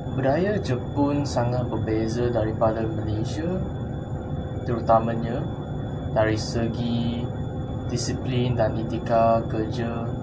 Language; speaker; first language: Malay; non-native, local second language; Chinese